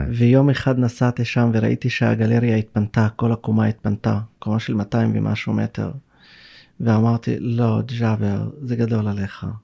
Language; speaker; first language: Hebrew; non-native, local second language; Arabic